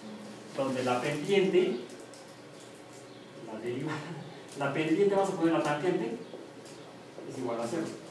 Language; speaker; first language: Spanish; native; Spanish